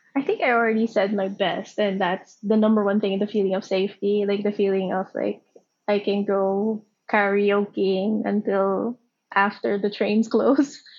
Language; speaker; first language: English; non-native, local second language; Filipino